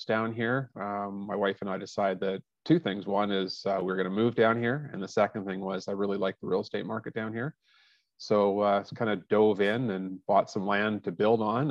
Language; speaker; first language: English; native; English